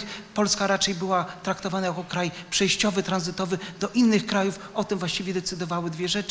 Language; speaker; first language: Polish; native; Polish